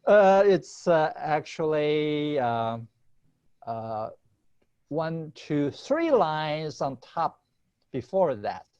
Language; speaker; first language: English; non-native, fluent; Chinese